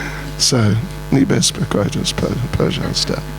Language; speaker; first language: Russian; non-native, learner; English